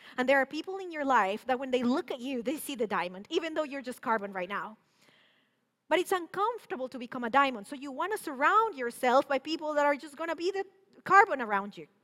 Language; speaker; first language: English; non-native, fluent; Spanish